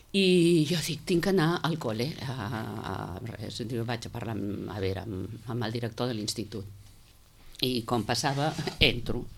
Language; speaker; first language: Catalan; native; Catalan